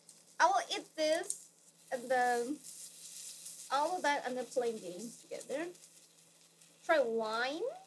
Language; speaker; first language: English; non-native, fluent; Korean